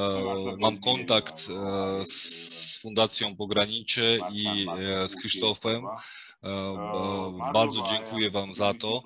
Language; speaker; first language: Polish; non-native, fluent; Georgian